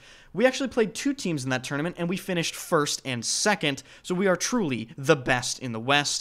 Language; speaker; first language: English; native; English